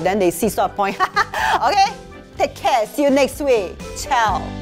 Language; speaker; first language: English; non-native, local second language; Chinese